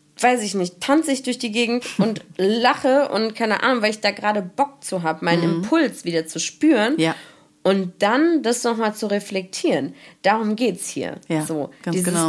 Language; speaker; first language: German; native; German